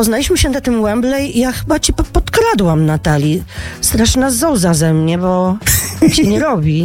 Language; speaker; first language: Polish; native; Polish